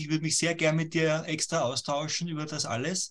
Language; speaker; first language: German; native; German